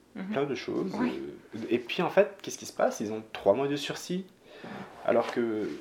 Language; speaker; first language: French; non-native, local second language; Arabic